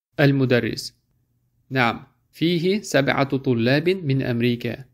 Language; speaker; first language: Arabic; non-native, fluent; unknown